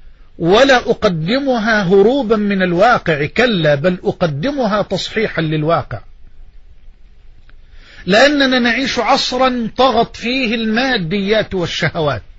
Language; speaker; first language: Arabic; native; Arabic